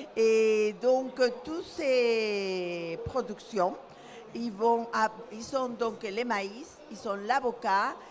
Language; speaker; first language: French; non-native, fluent; Spanish